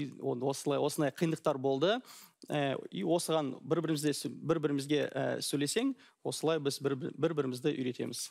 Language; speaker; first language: Kazakh; non-native, local second language; Russian